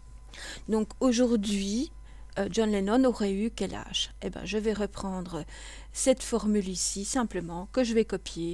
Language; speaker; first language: French; native; French